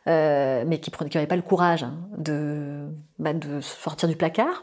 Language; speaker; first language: French; native; French